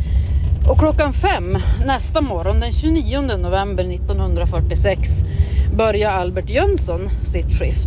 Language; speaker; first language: Swedish; native; Swedish